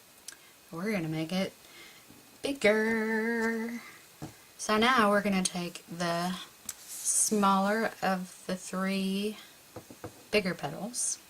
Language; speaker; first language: English; native; English